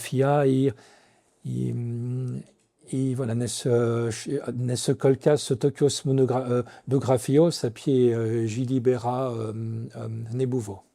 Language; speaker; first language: Lithuanian; non-native, fluent; French